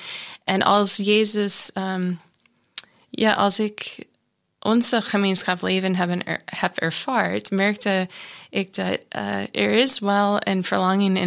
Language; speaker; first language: Dutch; non-native, learner; English